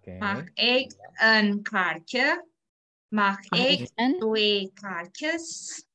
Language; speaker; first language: Dutch; non-native, learner; Indonesian